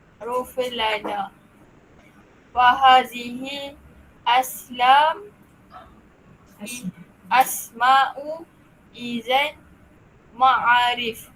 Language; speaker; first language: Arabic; non-native, learner; Malay